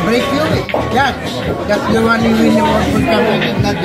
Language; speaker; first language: English; non-native, learner; Filipino